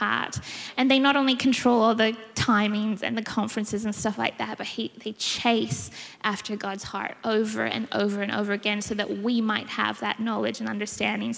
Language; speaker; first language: English; native; English